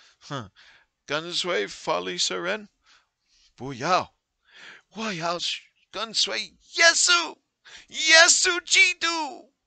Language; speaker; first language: Chinese; non-native, learner; English